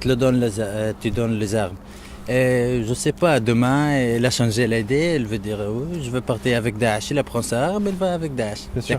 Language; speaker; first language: French; non-native, learner; Arabic